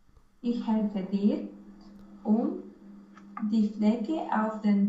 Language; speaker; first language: German; non-native, learner; Romanian